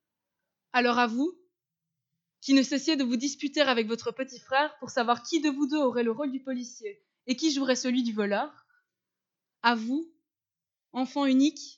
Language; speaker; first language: French; native; French